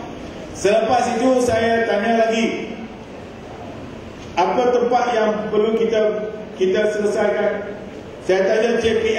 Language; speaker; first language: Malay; non-native, local second language; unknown